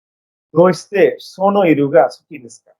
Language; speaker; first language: Japanese; non-native, fluent; Bangla